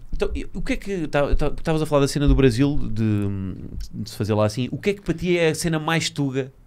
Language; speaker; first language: Portuguese; native; Portuguese